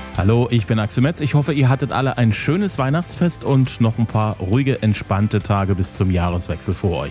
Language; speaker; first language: German; native; German